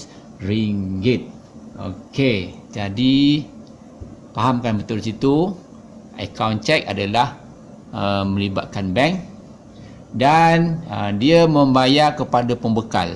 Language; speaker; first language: Malay; native; Malay